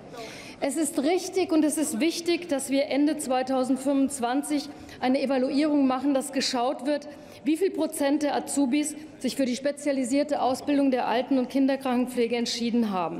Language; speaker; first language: German; native; German